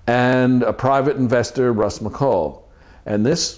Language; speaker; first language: English; native; English